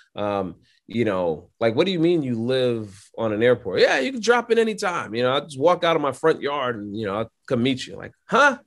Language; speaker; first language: English; native; English